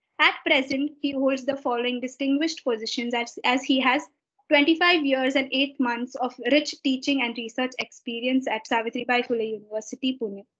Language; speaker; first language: English; non-native, local second language; Marathi